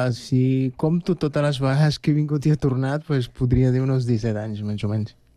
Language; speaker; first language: Catalan; non-native, fluent; Spanish